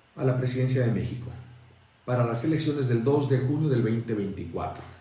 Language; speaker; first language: Spanish; native; Spanish